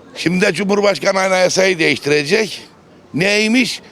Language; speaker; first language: Turkish; native; Turkish